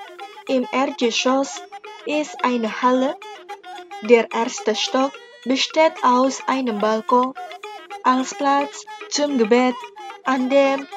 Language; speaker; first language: German; non-native, fluent; Indonesian